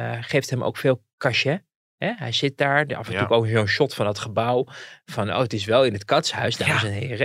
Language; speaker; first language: Dutch; native; Dutch